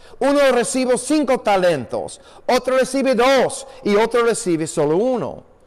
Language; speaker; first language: Spanish; non-native, fluent; English